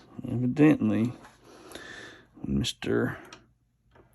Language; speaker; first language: English; native; English